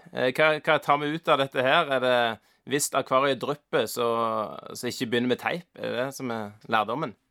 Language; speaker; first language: Norwegian; native; Norwegian